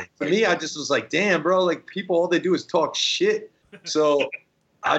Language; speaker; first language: English; native; English